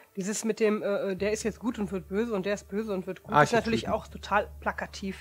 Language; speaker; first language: German; native; German